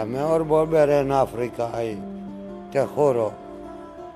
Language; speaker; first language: Spanish; non-native, learner; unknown